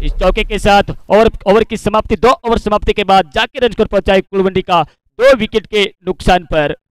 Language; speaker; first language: Hindi; non-native, local second language; Marathi